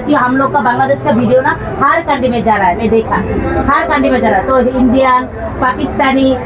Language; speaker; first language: Hindi; non-native, local second language; Bangla